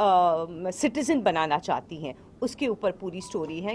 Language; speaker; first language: Hindi; native; Hindi